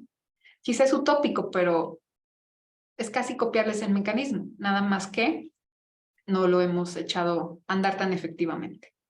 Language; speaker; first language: Spanish; native; Spanish